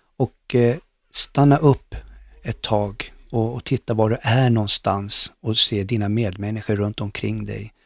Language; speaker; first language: Swedish; early bilingual, other home language; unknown